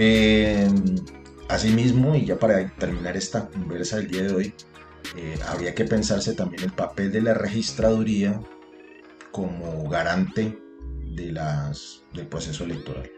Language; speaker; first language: Spanish; native; Spanish